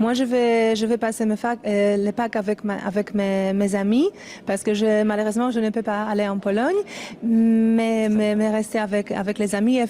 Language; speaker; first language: French; non-native, fluent; Polish